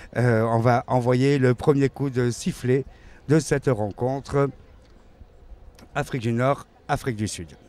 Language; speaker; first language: French; native; French